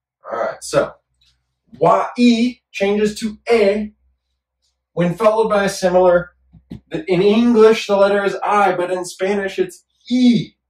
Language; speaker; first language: English; native; English